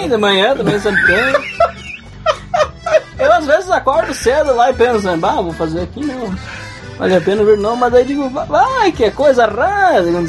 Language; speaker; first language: Portuguese; native; Portuguese